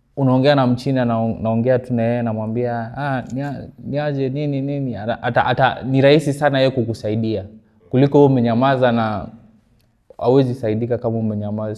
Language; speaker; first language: Swahili; native; Swahili